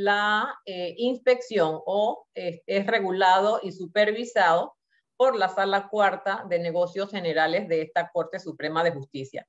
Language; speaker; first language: Spanish; native; Spanish